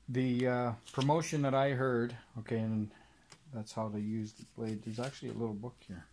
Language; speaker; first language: English; native; English